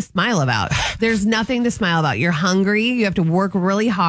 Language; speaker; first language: English; native; English